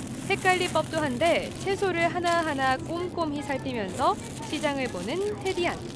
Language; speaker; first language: Korean; native; Korean